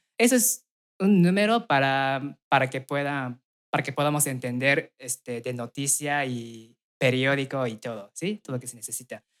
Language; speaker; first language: Spanish; non-native, fluent; Japanese